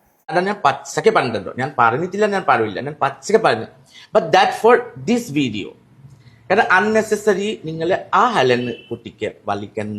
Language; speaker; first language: Malayalam; non-native, fluent; Assamese